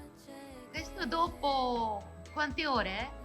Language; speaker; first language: Italian; non-native, fluent; Japanese